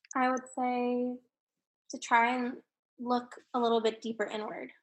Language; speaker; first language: English; native; English